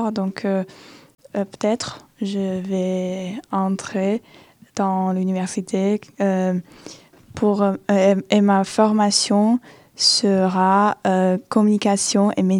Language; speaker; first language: French; non-native, fluent; Chinese